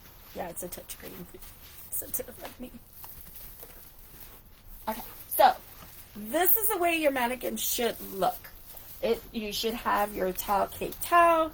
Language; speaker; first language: English; native; English